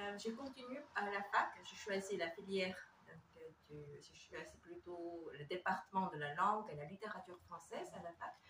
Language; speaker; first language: French; non-native, fluent; Korean